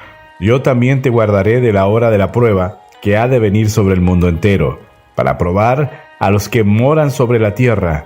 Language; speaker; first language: Spanish; native; Spanish